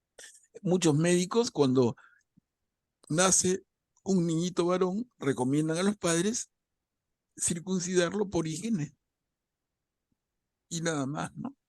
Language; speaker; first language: Spanish; native; Spanish